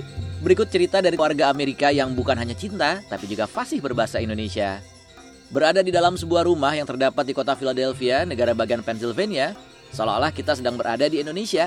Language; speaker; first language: Indonesian; native; Indonesian